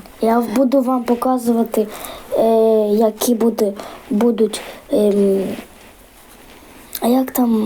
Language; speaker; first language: Ukrainian; non-native, local second language; Russian